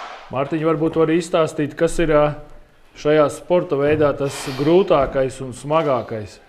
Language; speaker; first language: Latvian; native; Latvian